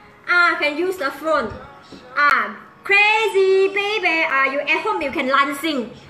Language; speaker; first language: English; non-native, local second language; Min Nan Chinese